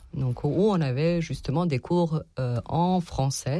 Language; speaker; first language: French; non-native, fluent; Serbian